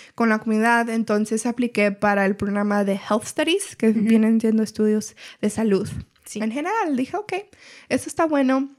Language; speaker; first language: Spanish; early bilingual, heritage; Spanish